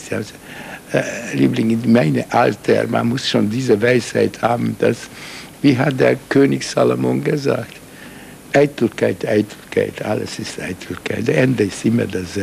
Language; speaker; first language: German; non-native, fluent; Hungarian